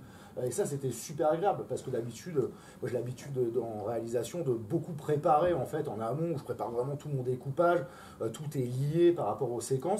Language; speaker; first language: French; native; French